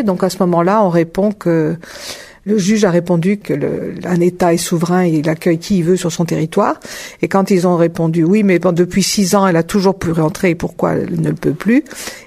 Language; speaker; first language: French; native; French